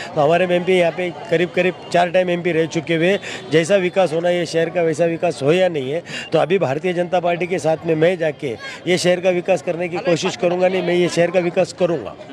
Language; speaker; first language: Hindi; non-native, local second language; Marathi